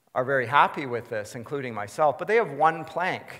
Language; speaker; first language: English; native; English